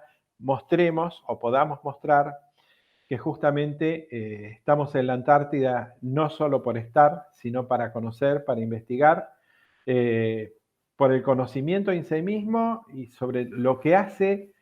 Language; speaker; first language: Spanish; native; Spanish